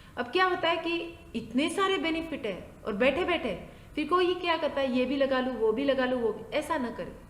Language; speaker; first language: Hindi; non-native, local second language; Marathi